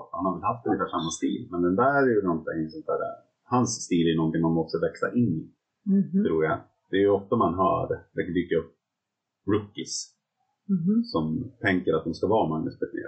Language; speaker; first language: Swedish; native; Swedish